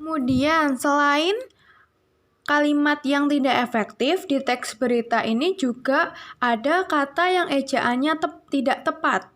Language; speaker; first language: Indonesian; native; Indonesian